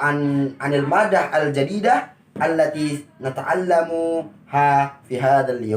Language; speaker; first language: Arabic; non-native, learner; Indonesian